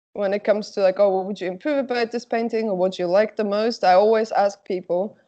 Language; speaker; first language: English; non-native, fluent; Slovak